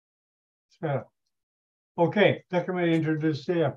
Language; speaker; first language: Spanish; non-native, learner; English